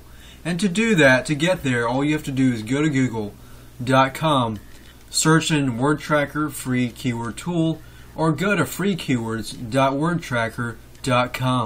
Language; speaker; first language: English; native; English